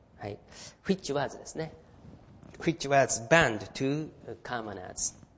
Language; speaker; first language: English; non-native, fluent; Japanese